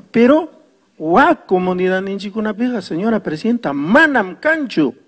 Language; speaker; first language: Spanish; non-native, local second language; Quechua